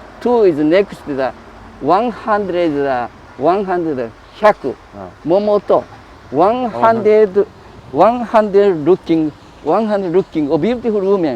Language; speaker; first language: English; non-native, learner; Japanese